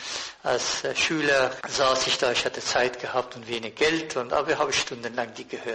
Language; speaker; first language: German; non-native, fluent; Persian